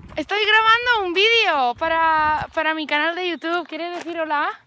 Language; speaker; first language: Spanish; non-native, learner; Czech